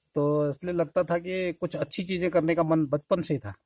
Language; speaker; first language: Hindi; native; Hindi